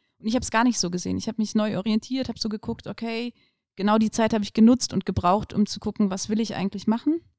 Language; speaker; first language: German; native; German